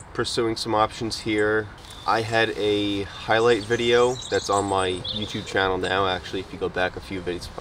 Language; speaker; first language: English; native; English